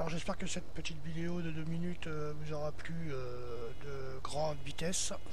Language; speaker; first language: French; native; French